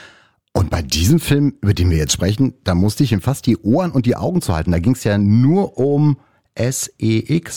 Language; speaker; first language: German; native; German